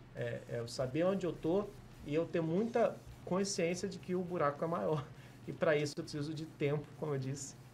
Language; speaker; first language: Portuguese; native; Portuguese